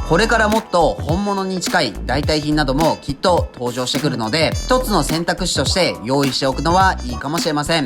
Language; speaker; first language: Japanese; native; Japanese